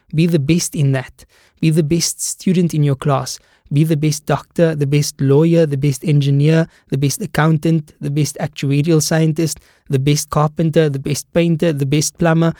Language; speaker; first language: English; native; English